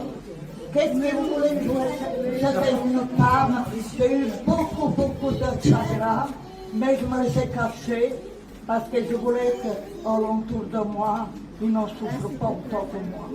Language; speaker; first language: French; non-native, fluent; Italian